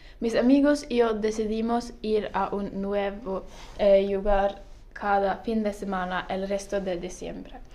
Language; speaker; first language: Spanish; non-native, learner; Norwegian